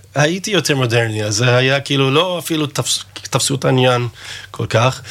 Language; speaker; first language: Hebrew; non-native, fluent; English